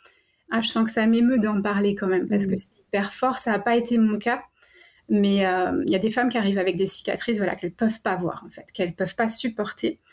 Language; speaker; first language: French; native; French